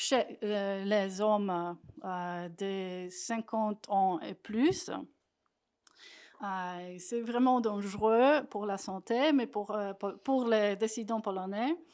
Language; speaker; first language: French; non-native, fluent; Polish